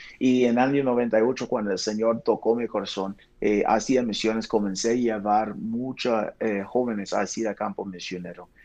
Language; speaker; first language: Spanish; non-native, fluent; English